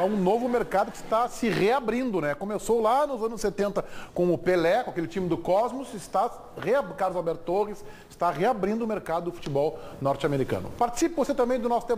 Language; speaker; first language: Portuguese; native; Portuguese